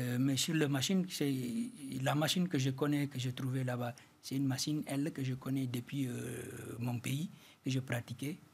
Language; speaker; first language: French; non-native, fluent; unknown